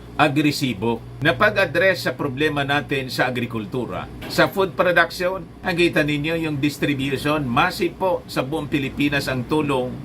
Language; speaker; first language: Filipino; non-native, local second language; Bikol